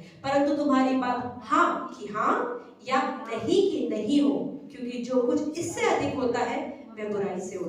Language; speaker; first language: Hindi; native; Hindi